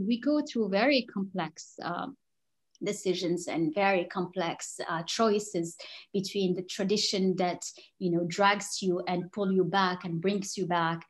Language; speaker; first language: English; non-native, fluent; Arabic